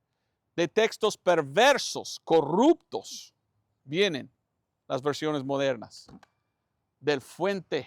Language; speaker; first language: Spanish; non-native, fluent; English